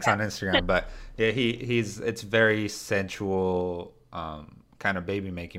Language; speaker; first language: English; early bilingual, other home language; Spanish